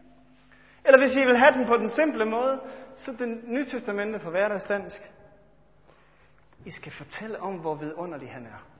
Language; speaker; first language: Danish; native; Danish